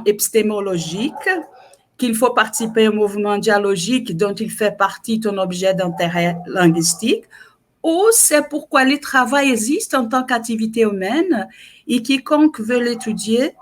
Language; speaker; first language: French; non-native, fluent; Portuguese